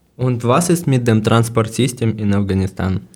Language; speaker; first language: German; non-native, learner; Ukrainian